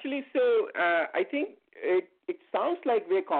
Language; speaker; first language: English; non-native, local second language; Hindi